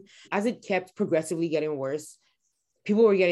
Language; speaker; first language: English; non-native, local second language; Igbo